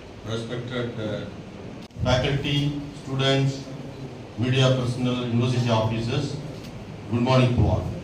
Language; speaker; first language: English; non-native, local second language; Tamil